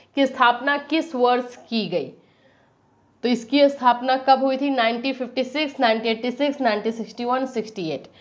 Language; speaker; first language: Hindi; native; Hindi